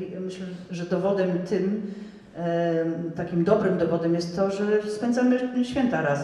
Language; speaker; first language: Polish; non-native, fluent; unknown